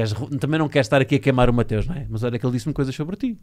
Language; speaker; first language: Portuguese; native; Portuguese